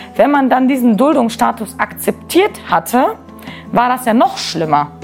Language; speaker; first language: German; native; German